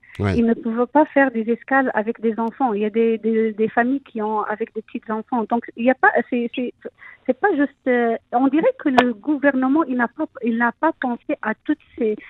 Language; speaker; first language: French; non-native, local second language; Arabic